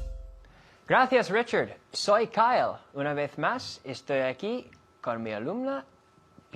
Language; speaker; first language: Spanish; non-native, fluent; English